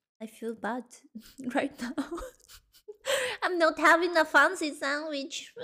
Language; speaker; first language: English; non-native, learner; Spanish